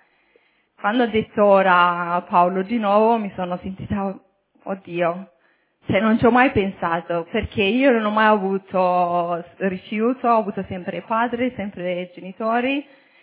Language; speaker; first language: Italian; early bilingual, other home language; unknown